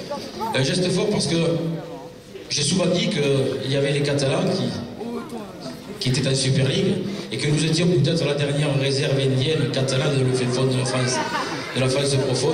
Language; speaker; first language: French; native; French